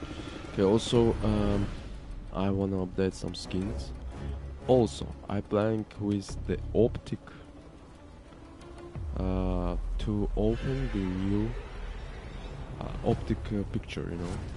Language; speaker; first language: English; non-native, learner; Ukrainian